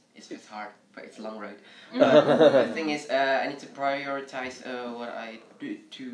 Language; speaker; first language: English; early bilingual, other home language; Indonesian